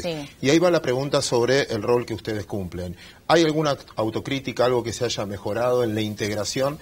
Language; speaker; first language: Spanish; native; Spanish